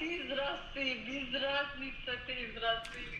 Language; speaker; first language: Russian; non-native, learner; Persian